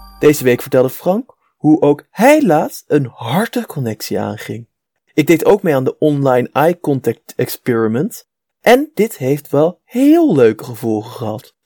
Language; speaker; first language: Dutch; native; Dutch